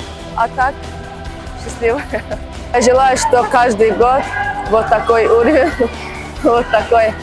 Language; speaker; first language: Russian; non-native, learner; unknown